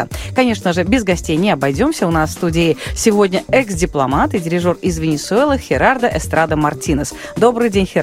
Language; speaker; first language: Russian; native; Russian